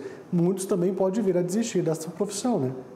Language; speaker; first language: Portuguese; native; Portuguese